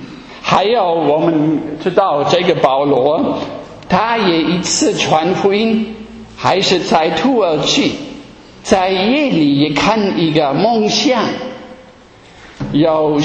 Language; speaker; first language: Chinese; non-native, fluent; German